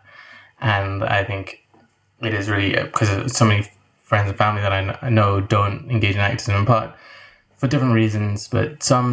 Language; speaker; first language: English; native; English